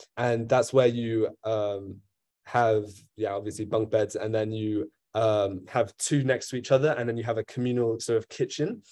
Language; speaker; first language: English; native; English